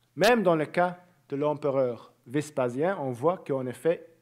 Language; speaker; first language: French; native; French